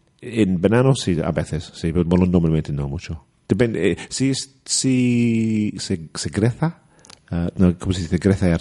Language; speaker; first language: Spanish; non-native, learner; English